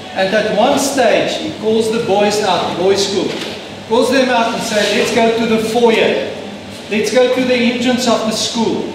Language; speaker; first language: English; non-native, local second language; Afrikaans